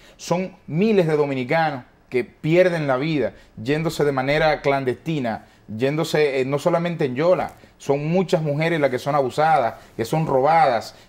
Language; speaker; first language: Spanish; native; Spanish